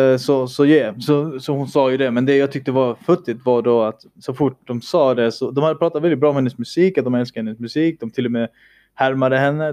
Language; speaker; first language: Swedish; early bilingual, other home language; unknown